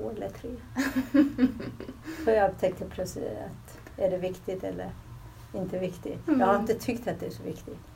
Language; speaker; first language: Swedish; early bilingual, other home language; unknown